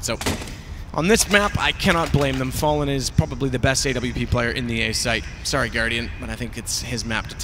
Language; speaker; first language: English; native; English